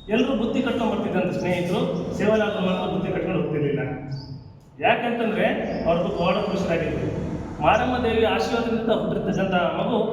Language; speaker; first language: Kannada; non-native, local second language; Lambadi